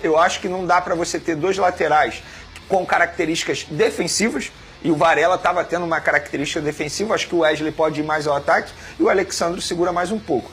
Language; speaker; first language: Portuguese; native; Portuguese